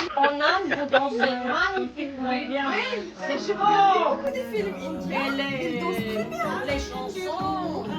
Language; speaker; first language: French; non-native, fluent; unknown